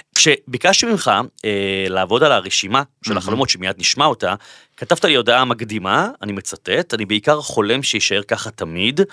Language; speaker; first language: Hebrew; native; Hebrew